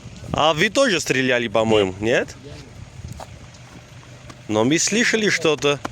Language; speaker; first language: Russian; non-native, fluent; Armenian